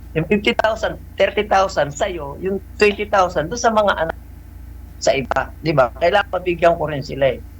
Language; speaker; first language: Filipino; native; Filipino